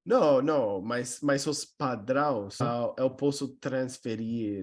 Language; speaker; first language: Portuguese; non-native, learner; English